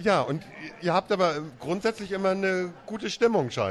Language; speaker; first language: German; native; German